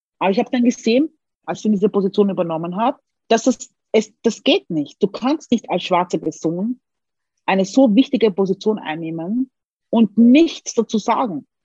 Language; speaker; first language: German; early bilingual, other home language; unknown